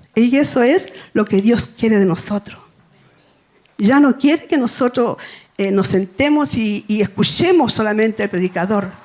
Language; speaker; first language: Spanish; native; Spanish